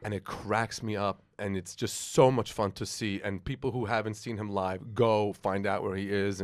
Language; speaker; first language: English; native; English